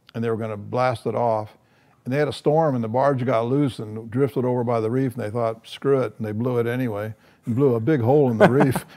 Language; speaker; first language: English; native; English